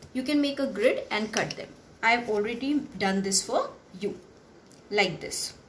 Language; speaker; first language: English; non-native, local second language; Hindi